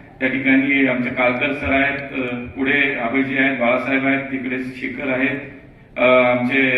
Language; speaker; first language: Marathi; native; Marathi